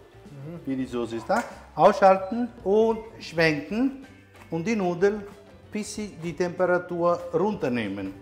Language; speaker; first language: German; non-native, fluent; Italian